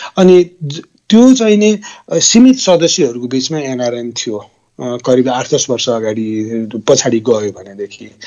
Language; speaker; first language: Nepali; native; Nepali